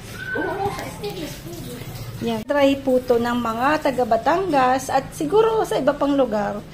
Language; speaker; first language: Filipino; native; Filipino